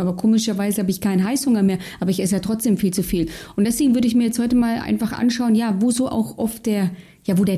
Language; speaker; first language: German; native; German